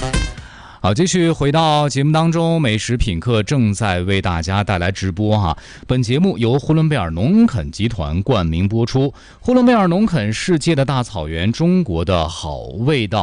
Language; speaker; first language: Chinese; native; Chinese